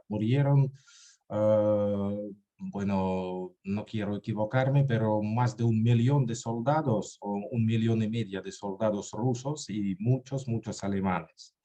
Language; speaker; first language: Spanish; non-native, fluent; Russian